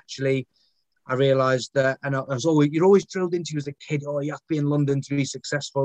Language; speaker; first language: English; native; English